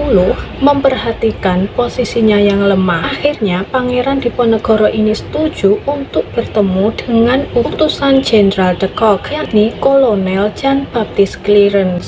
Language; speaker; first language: Indonesian; native; Indonesian